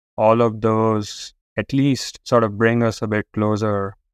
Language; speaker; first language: English; non-native, local second language; Hindi